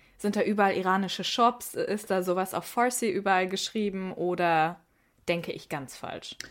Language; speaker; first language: German; early bilingual, other home language; Persian